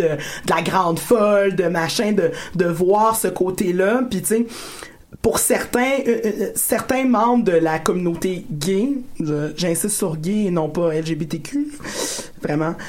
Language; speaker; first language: French; native; French